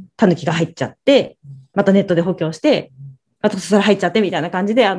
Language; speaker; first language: Japanese; native; Japanese